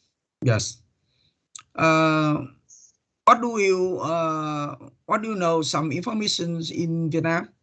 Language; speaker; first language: English; non-native, learner; Vietnamese